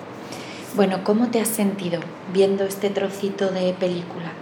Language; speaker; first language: Spanish; native; Spanish